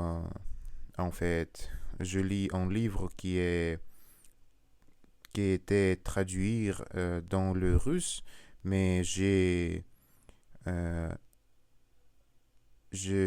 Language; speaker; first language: French; non-native, learner; Russian